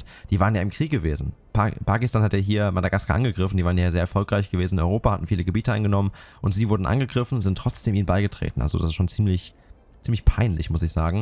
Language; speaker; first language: German; native; German